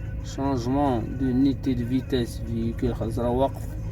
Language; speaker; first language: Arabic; native; Arabic